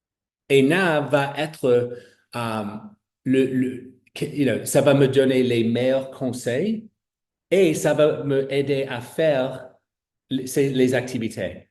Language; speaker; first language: French; non-native, fluent; English